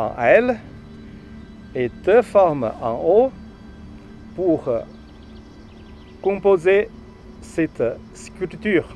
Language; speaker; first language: French; non-native, learner; Chinese